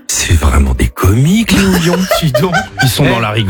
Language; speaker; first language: French; native; French